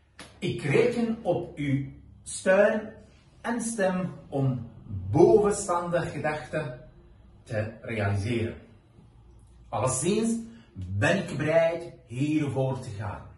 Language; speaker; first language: Dutch; non-native, fluent; Kurdish